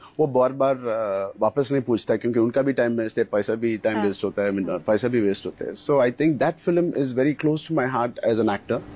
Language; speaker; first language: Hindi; non-native, local second language; Telugu